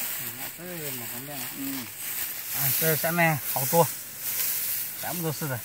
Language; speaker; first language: Chinese; native; Chinese